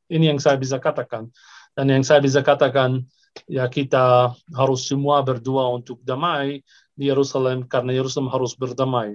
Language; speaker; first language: Indonesian; non-native, fluent; Arabic